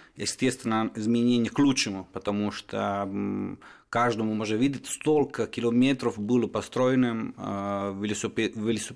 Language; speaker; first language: Russian; non-native, fluent; Italian